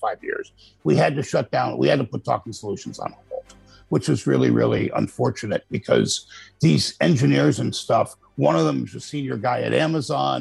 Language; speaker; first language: English; native; English